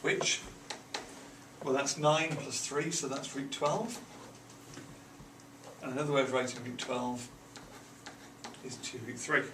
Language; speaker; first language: English; native; English